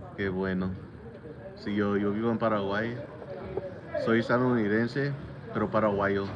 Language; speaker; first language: Spanish; non-native, fluent; English